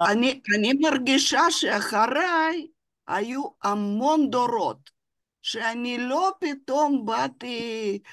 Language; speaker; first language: Hebrew; non-native, fluent; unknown